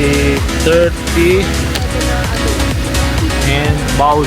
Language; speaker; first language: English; non-native, local second language; Filipino